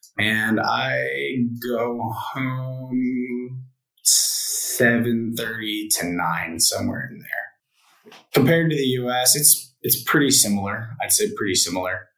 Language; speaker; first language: English; native; English